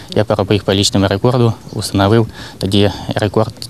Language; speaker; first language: Ukrainian; native; Ukrainian